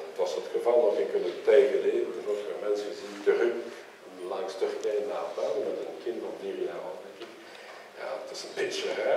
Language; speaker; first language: Dutch; non-native, local second language; French